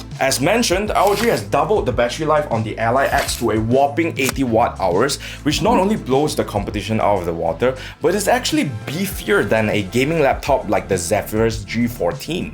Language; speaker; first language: English; native; English